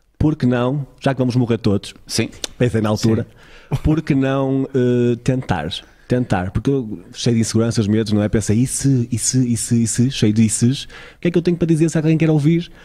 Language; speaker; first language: Portuguese; native; Portuguese